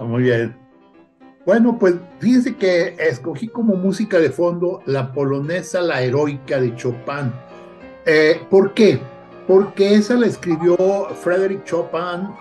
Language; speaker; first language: Spanish; native; Spanish